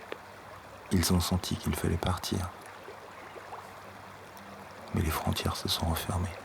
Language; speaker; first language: French; native; French